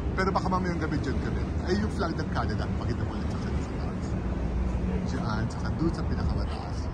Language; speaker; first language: Filipino; native; Filipino